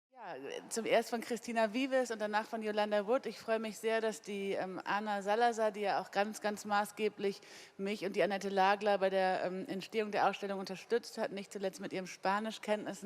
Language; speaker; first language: German; native; German